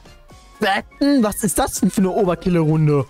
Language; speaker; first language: German; native; German